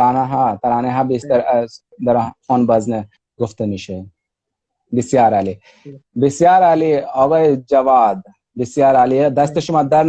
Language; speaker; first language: Persian; non-native, learner; Hindi